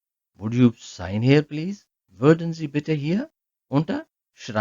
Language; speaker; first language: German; non-native, fluent; Urdu